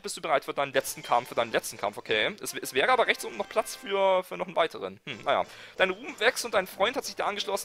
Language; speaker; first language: German; native; German